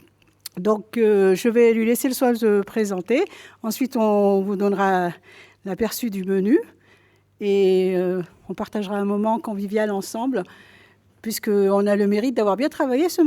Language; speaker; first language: French; native; French